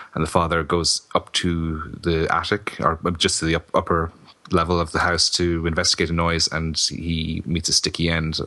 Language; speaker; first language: English; native; English